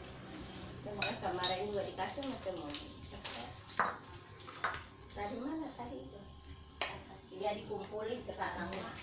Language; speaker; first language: Indonesian; non-native, local second language; Sundanese